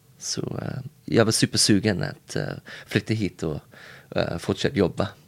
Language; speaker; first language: Swedish; non-native, learner; English